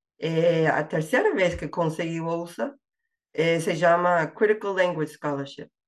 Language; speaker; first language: Portuguese; non-native, fluent; English